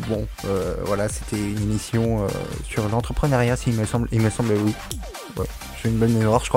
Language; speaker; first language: French; native; French